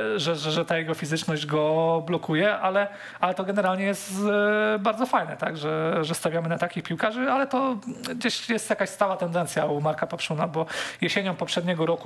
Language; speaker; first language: Polish; native; Polish